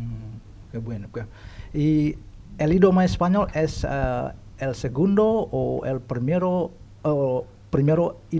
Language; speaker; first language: Spanish; non-native, fluent; Indonesian